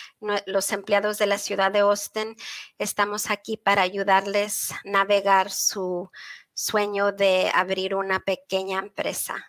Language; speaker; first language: Spanish; early bilingual, heritage; Spanish